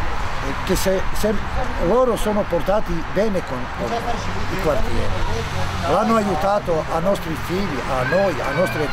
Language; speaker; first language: Italian; non-native, learner; Romany